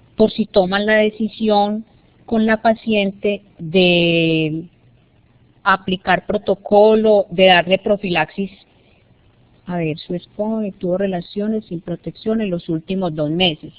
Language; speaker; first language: Spanish; native; Spanish